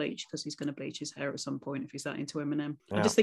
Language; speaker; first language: English; native; English